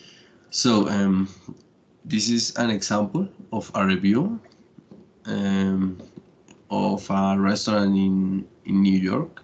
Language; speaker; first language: English; non-native, fluent; Spanish